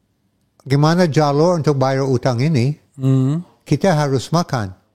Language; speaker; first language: Indonesian; non-native, fluent; English